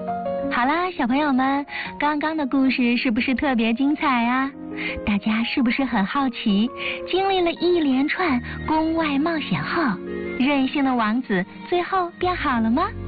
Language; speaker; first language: Chinese; native; Chinese